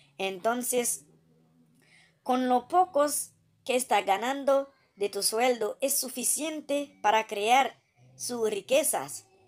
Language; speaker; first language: Spanish; non-native, fluent; Haitian Creole